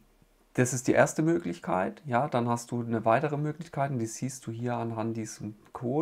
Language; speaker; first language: German; native; German